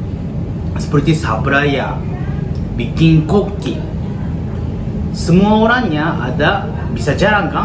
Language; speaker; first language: Indonesian; non-native, learner; Japanese